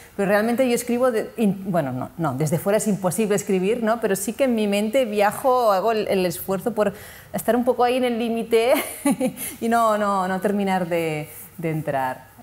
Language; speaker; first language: Spanish; non-native, local second language; Catalan